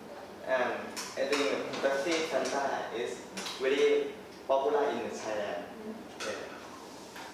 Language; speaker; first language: English; non-native, learner; Thai